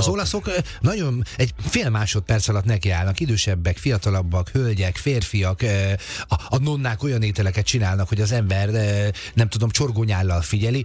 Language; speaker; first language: Hungarian; native; Hungarian